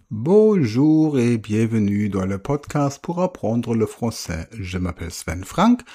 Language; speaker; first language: French; non-native, fluent; German